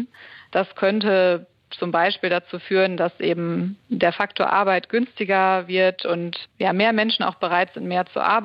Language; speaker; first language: German; native; German